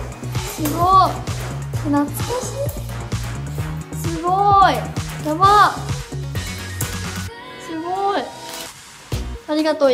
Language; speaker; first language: Japanese; native; Japanese